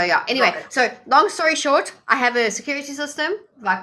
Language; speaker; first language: English; native; English